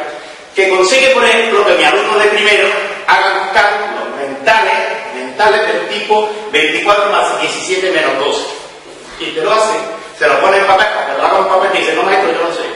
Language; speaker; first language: Spanish; native; Spanish